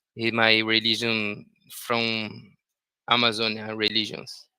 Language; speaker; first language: English; non-native, learner; Portuguese